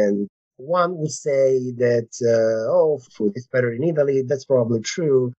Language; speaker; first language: English; non-native, fluent; Italian